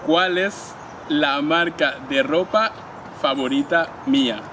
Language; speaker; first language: Spanish; non-native, fluent; Haitian Creole